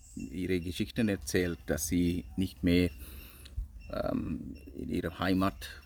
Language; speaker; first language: German; non-native, fluent; Sinhala